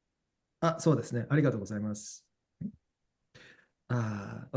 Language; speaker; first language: Japanese; non-native, fluent; English